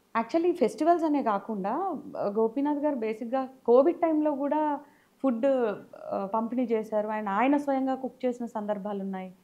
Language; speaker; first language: Telugu; native; Telugu